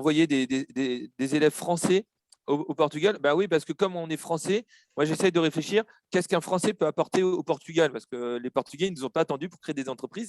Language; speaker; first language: French; native; French